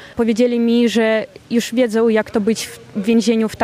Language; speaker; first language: Polish; non-native, fluent; Russian